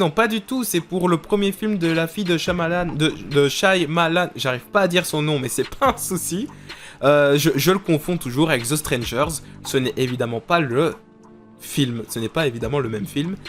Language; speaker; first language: French; native; French